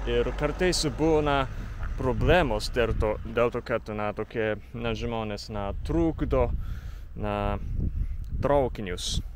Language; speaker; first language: Lithuanian; non-native, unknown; Japanese